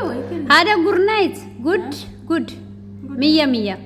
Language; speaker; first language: Arabic; non-native, learner; Amharic